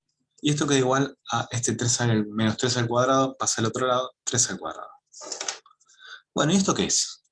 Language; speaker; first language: Spanish; native; Spanish